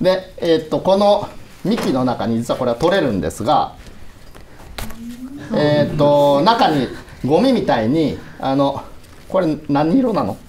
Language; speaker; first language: Japanese; native; Japanese